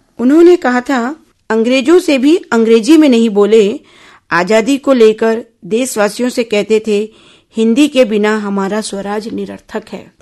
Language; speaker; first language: Hindi; non-native, local second language; Odia